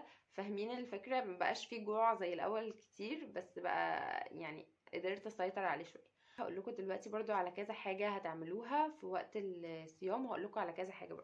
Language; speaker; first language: Arabic; native; Arabic